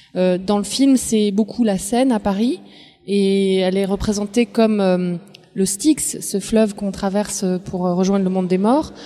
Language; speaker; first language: French; native; French